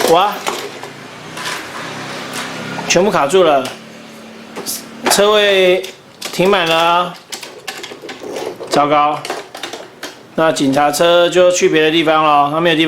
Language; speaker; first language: Chinese; native; Chinese